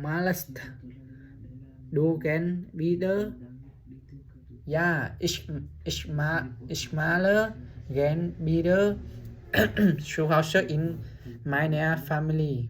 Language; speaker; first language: German; non-native, learner; Vietnamese